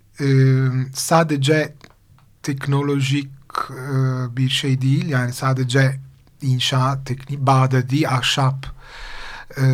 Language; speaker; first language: Turkish; non-native, fluent; Italian